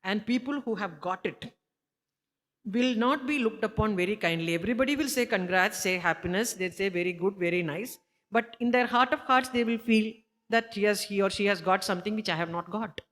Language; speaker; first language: English; non-native, local second language; Malayalam